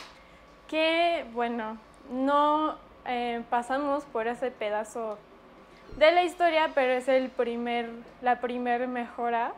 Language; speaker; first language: Spanish; native; Spanish